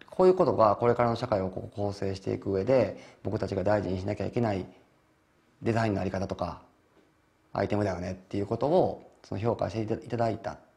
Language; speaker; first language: Japanese; native; Japanese